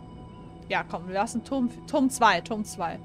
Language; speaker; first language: German; native; German